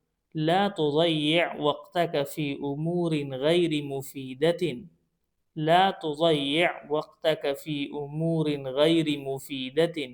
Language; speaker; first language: Arabic; non-native, fluent; Urdu